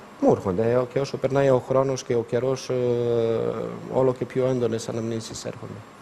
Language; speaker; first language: Greek; non-native, fluent; Serbian